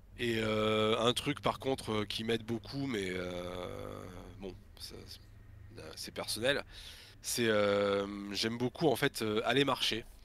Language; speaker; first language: French; native; French